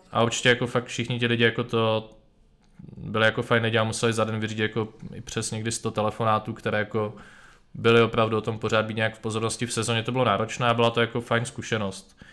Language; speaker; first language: Czech; native; Czech